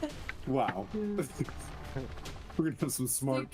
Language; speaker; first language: English; native; English